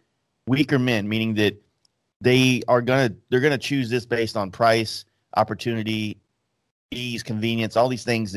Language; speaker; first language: English; native; English